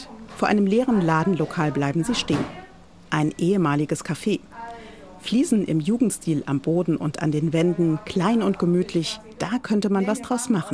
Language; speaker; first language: German; native; German